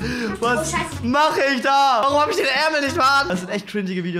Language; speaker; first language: German; native; German